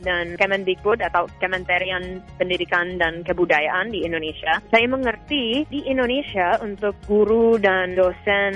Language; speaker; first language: Indonesian; non-native, fluent; English